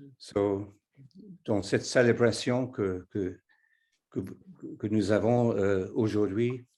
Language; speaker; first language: French; non-native, fluent; English